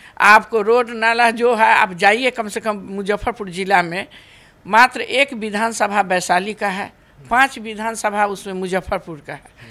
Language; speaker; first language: Hindi; native; Hindi